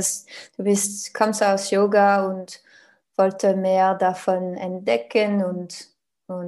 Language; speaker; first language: German; non-native, learner; French